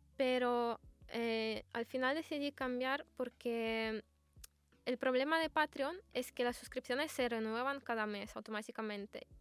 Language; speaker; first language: Spanish; non-native, fluent; Russian